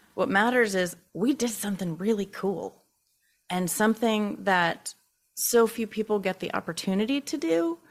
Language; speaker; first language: English; native; English